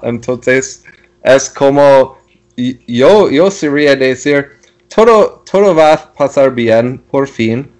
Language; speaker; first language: Spanish; non-native, learner; English